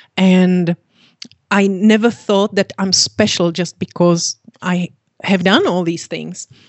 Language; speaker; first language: English; non-native, fluent; Czech